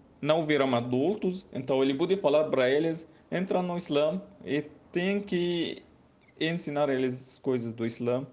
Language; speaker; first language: Portuguese; non-native, learner; Arabic